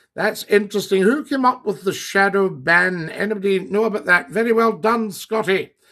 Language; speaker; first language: English; native; English